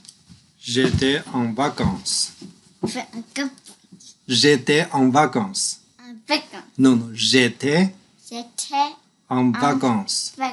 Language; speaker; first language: French; non-native, learner; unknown